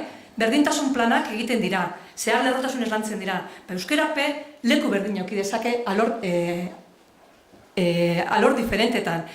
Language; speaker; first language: Basque; native; Basque